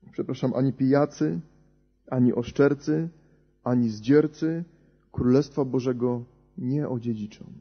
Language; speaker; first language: Polish; native; Polish